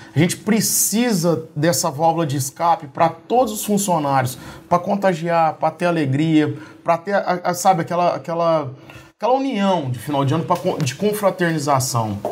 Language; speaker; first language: Portuguese; native; Portuguese